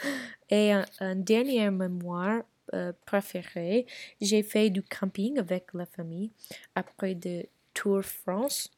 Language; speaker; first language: French; non-native, learner; English